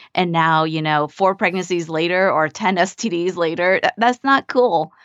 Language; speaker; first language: English; early bilingual, other home language; Vietnamese